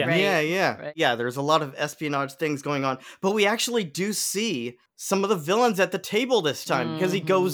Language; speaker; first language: English; native; English